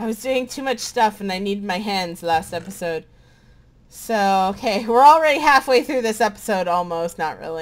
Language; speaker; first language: English; native; English